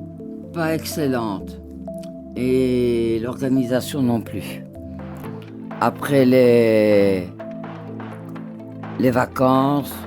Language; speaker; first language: French; non-native, learner; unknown